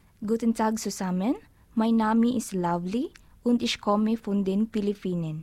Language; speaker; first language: German; non-native, learner; Filipino